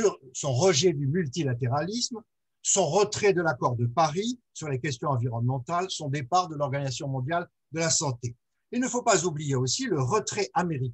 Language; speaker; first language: French; native; French